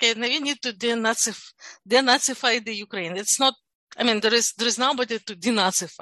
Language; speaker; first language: English; non-native, fluent; Russian